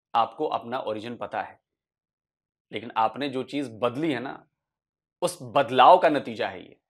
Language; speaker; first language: Hindi; native; Hindi